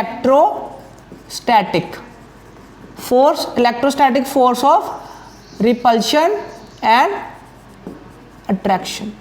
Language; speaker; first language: Hindi; non-native, local second language; Punjabi